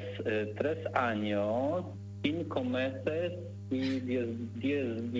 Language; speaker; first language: Spanish; non-native, learner; Polish